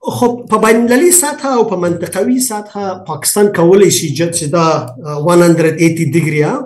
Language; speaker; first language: Pashto; non-native, local second language; Persian